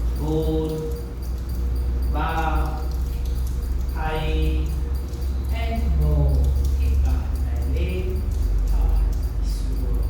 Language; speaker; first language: Vietnamese; non-native, fluent; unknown